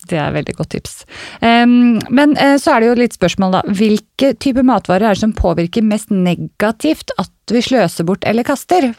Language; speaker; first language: Norwegian; native; Norwegian